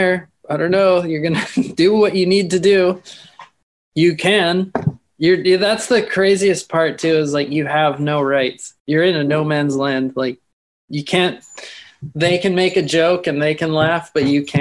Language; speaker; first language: English; native; English